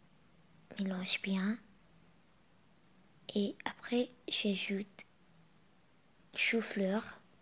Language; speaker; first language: French; non-native, learner; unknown